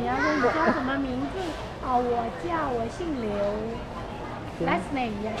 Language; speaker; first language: Chinese; native; Chinese